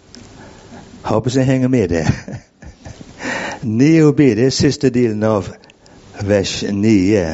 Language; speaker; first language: Swedish; non-native, fluent; English